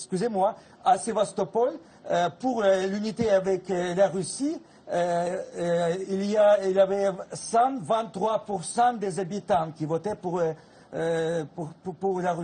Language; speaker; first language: French; non-native, fluent; Russian